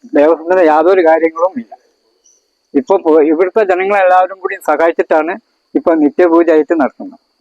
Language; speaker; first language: Malayalam; native; Malayalam